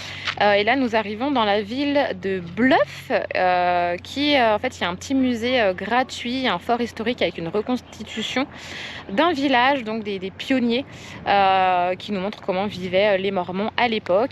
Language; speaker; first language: French; native; French